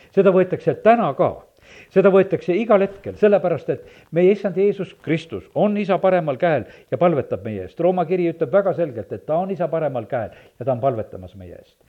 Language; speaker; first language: Estonian; native; Estonian